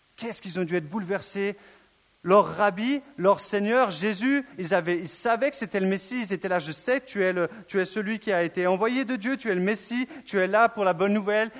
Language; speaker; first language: French; native; French